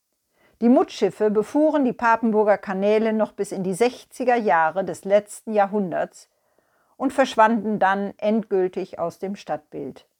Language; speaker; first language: German; native; German